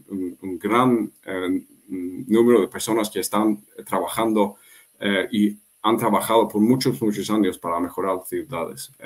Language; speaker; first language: Spanish; non-native, fluent; Swedish